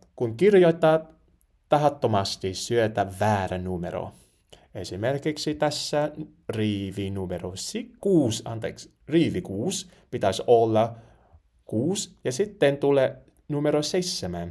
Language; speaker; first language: Finnish; non-native, learner; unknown